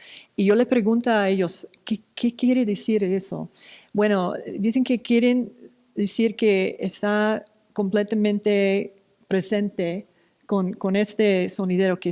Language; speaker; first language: Spanish; non-native, fluent; English